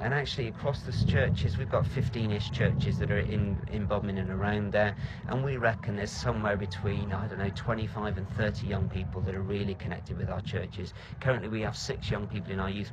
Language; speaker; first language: English; native; English